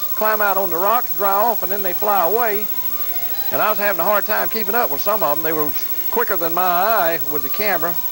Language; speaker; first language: English; native; English